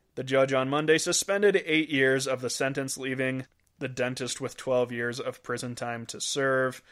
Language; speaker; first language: English; native; English